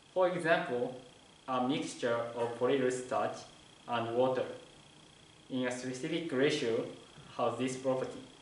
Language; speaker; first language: English; non-native, learner; Japanese